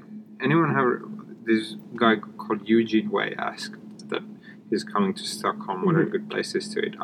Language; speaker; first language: English; non-native, fluent; Finnish